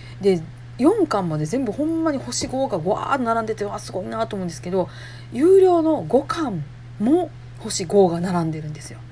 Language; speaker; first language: Japanese; native; Japanese